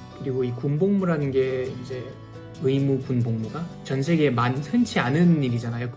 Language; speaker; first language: Korean; native; Korean